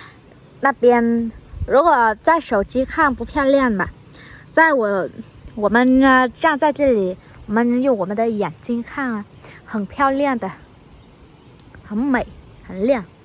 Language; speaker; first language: Chinese; non-native, learner; Vietnamese